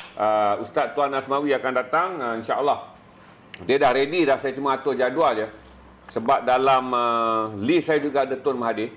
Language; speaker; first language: Malay; native; Malay